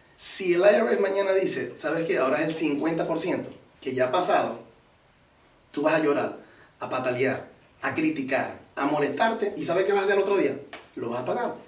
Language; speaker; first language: Spanish; native; Spanish